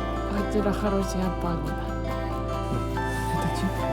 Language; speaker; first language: Russian; non-native, learner; Japanese